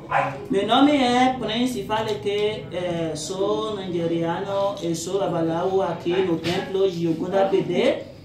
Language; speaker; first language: Portuguese; non-native, local second language; Yoruba